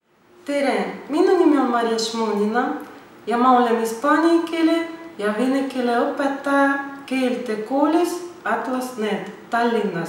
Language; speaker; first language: Estonian; non-native, local second language; Russian